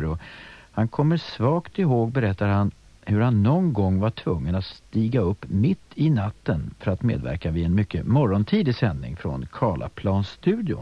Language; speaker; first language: Swedish; native; Swedish